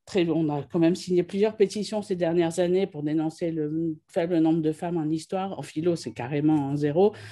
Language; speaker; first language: French; native; French